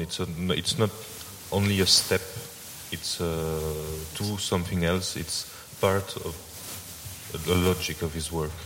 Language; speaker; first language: English; non-native, fluent; French